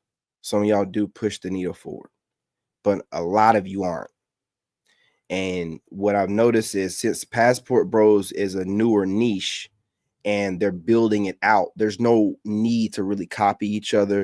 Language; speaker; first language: English; native; English